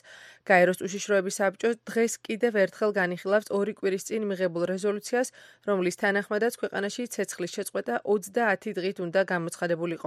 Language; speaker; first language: Georgian; native; Georgian